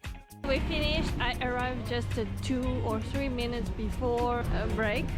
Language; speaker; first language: English; non-native, fluent; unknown